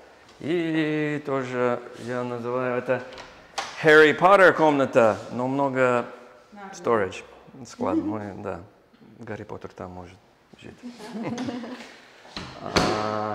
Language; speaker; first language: Russian; non-native, learner; English